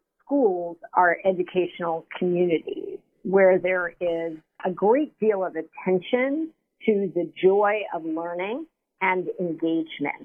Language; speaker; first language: English; native; English